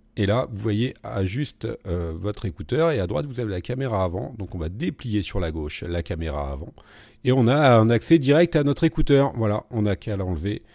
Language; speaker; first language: French; native; French